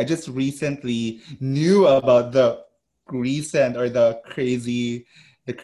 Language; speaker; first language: English; non-native, local second language; Cebuano